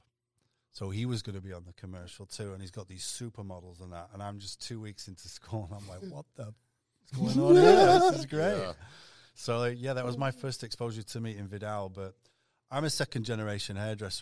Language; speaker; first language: English; native; English